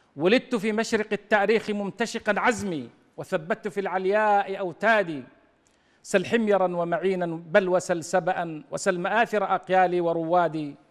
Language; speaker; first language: Arabic; native; Arabic